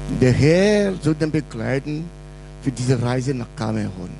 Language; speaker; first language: German; non-native, learner; French